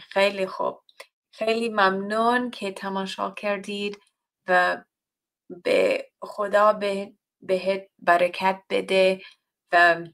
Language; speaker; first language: Persian; non-native, fluent; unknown